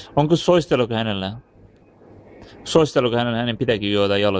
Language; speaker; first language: Finnish; non-native, learner; Turkish